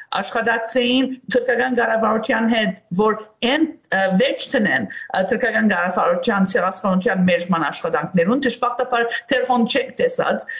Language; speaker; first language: Armenian; early bilingual, heritage; Armenian